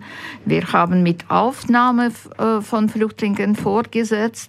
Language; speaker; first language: German; non-native, fluent; Ukrainian